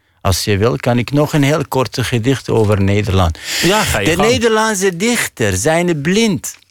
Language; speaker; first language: Dutch; non-native, fluent; Arabic